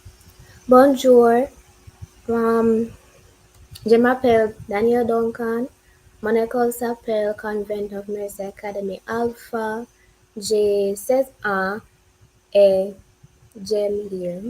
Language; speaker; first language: French; non-native, learner; English